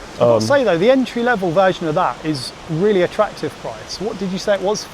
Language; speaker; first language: English; native; English